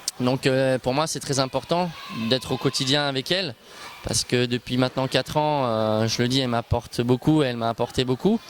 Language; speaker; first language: French; early bilingual, other home language; Bosnian